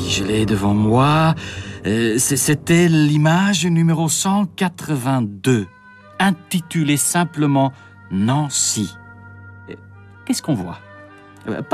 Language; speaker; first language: French; non-native, fluent; Dutch